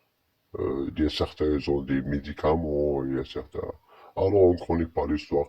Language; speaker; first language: French; non-native, learner; Arabic